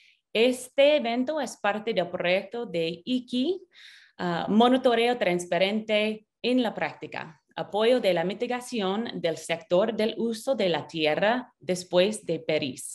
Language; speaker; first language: Spanish; non-native, fluent; English